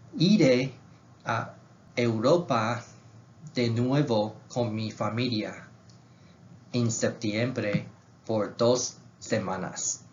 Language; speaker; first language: Spanish; non-native, learner; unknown